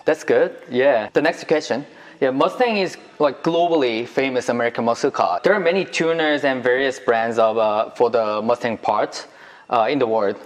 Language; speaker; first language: English; non-native, learner; Korean